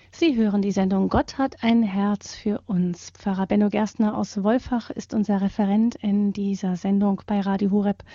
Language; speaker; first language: German; native; German